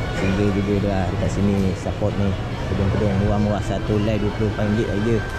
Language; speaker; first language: Malay; native; Malay